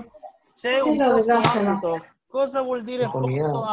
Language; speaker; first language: Italian; non-native, fluent; Spanish